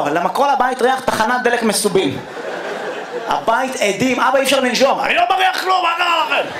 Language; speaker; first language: Hebrew; native; Hebrew